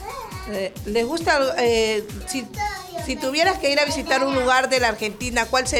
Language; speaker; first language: Spanish; native; Spanish